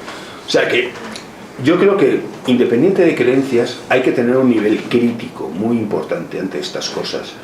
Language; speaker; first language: Spanish; native; Spanish